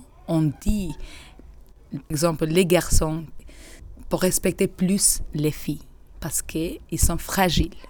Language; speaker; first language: French; non-native, learner; Albanian